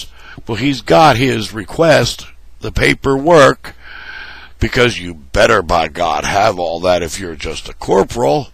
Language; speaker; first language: English; native; English